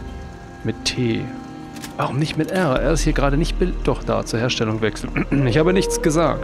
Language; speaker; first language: German; native; German